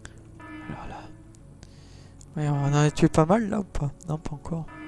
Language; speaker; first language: French; native; French